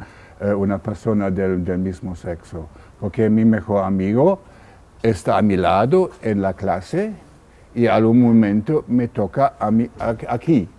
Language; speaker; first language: Spanish; non-native, learner; German